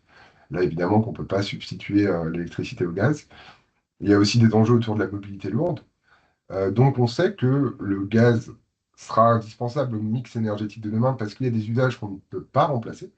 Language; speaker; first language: French; native; French